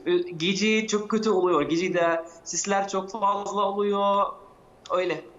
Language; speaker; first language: Turkish; non-native, fluent; Arabic